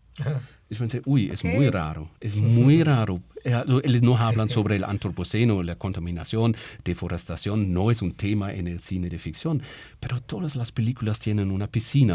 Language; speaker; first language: Spanish; non-native, fluent; German